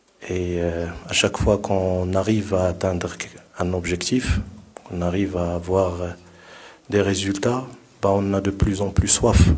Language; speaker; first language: French; non-native, local second language; Arabic